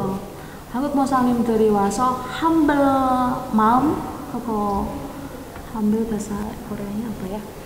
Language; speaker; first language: Korean; non-native, learner; Indonesian